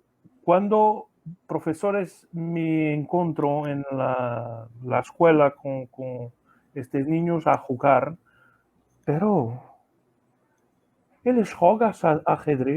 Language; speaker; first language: Spanish; non-native, learner; Portuguese